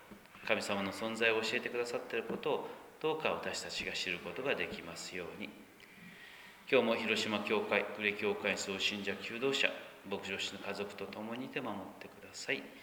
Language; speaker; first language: Japanese; native; Japanese